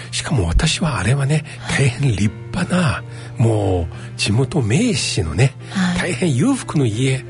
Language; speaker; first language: Japanese; native; Japanese